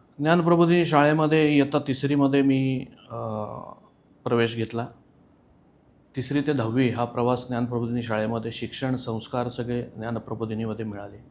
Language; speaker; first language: Marathi; native; Marathi